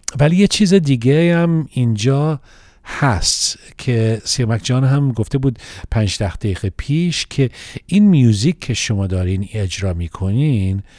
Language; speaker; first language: Persian; early bilingual, heritage; Persian